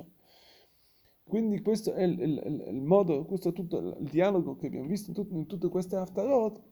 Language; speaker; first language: Italian; non-native, fluent; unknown